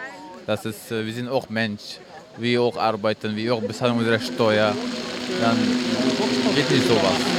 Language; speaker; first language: German; non-native, learner; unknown